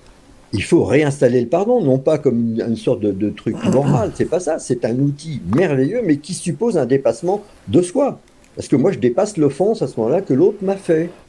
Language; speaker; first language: French; native; French